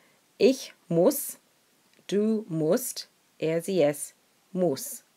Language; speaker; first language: German; non-native, fluent; English